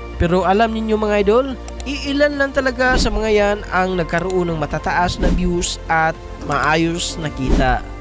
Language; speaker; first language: Filipino; non-native, local second language; Cebuano